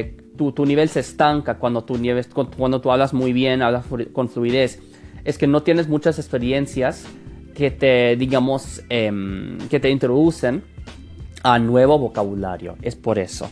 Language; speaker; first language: Spanish; non-native, fluent; English